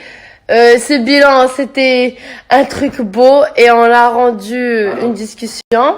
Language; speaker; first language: French; native; French